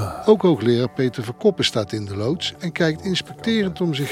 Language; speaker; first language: Dutch; native; Dutch